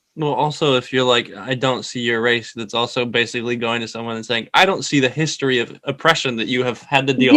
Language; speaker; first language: English; native; English